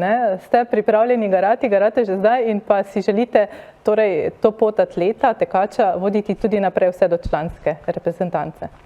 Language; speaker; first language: Slovenian; native; Slovenian